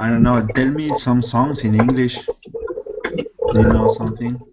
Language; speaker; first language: English; non-native, fluent; Spanish